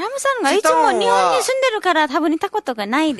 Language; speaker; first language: Japanese; non-native, learner; Nepali